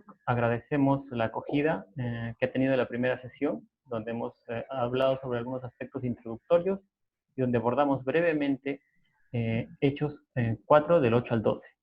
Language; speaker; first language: Spanish; native; Spanish